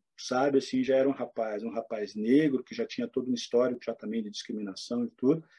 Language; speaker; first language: Portuguese; native; Portuguese